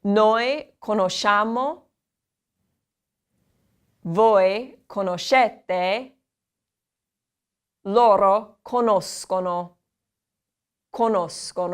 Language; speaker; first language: Italian; non-native, fluent; English